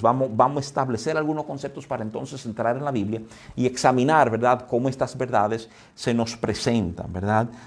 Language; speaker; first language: Spanish; native; Spanish